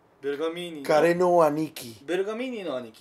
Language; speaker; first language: Japanese; native; Japanese